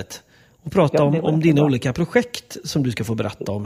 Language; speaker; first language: Swedish; native; Swedish